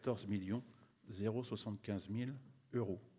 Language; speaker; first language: French; native; French